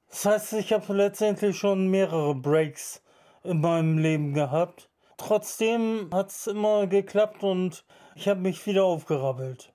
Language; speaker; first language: German; native; German